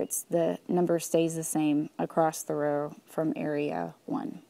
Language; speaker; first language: English; native; English